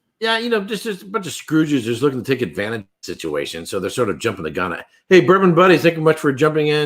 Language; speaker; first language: English; native; English